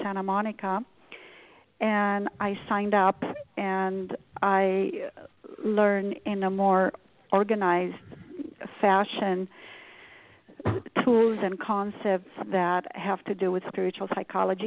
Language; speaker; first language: English; non-native, fluent; Romanian